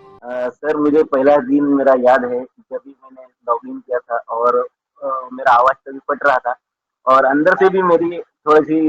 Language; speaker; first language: Hindi; non-native, local second language; Marathi